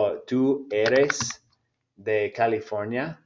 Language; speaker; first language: Spanish; non-native, fluent; English